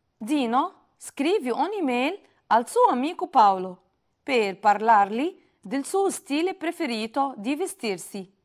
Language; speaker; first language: Italian; non-native, fluent; Arabic